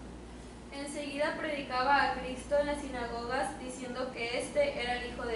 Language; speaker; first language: Spanish; native; Spanish